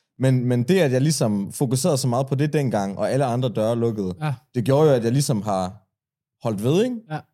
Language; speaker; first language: Danish; early bilingual, other home language; Persian